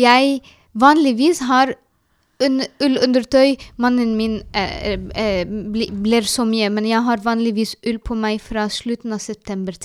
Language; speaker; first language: Norwegian; non-native, learner; Arabic